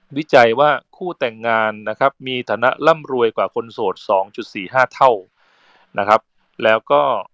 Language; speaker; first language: Thai; native; Thai